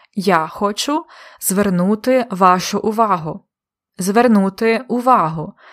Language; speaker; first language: Ukrainian; native; Ukrainian